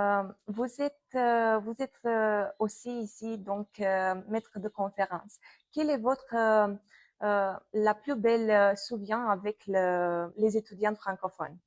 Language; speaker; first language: French; non-native, fluent; Romanian